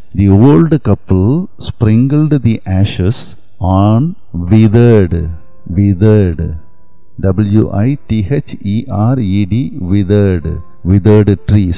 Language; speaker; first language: English; non-native, local second language; Tamil